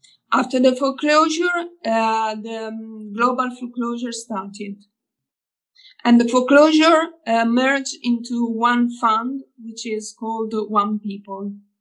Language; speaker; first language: English; non-native, fluent; Italian